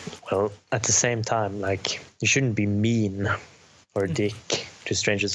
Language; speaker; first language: English; non-native, fluent; Norwegian